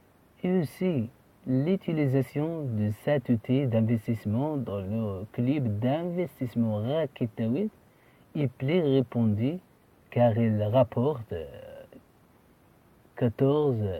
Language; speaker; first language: French; non-native, fluent; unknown